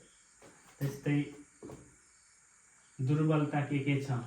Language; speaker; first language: Nepali; native; Nepali